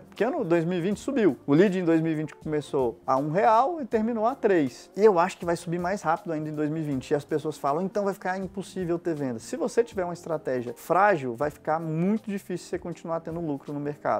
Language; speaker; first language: Portuguese; native; Portuguese